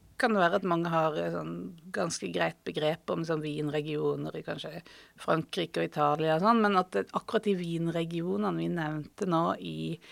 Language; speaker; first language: Norwegian; native; Norwegian